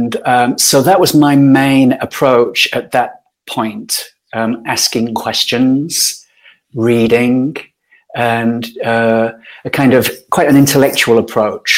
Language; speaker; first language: English; native; English